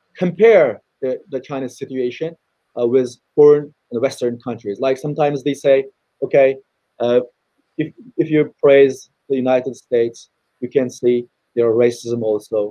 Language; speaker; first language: English; non-native, fluent; Chinese